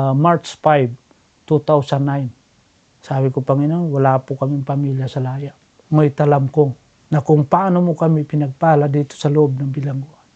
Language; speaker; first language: Filipino; non-native, local second language; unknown